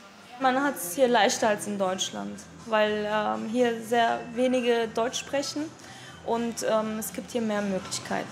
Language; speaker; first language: German; early bilingual, other home language; Turkish